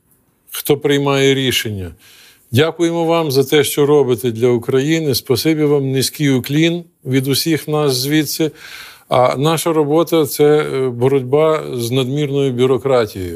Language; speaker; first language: Ukrainian; native; Ukrainian